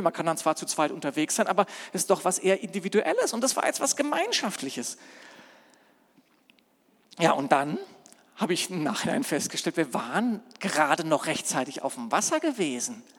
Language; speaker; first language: German; native; German